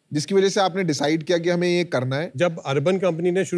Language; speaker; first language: Hindi; native; Hindi